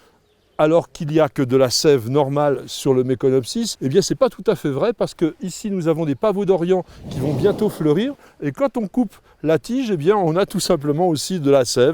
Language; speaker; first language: French; native; French